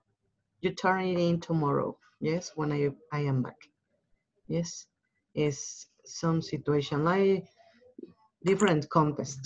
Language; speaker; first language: English; non-native, learner; Spanish